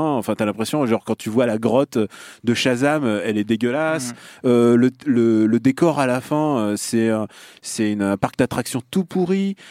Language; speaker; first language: French; non-native, fluent; Russian